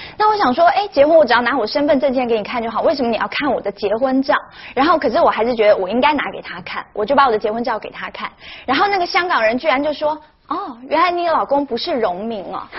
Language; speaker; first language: Chinese; native; Chinese